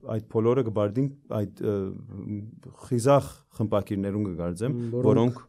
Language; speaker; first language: Armenian; early bilingual, heritage; Armenian